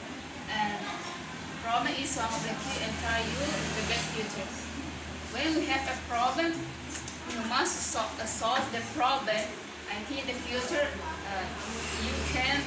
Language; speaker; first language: English; non-native, learner; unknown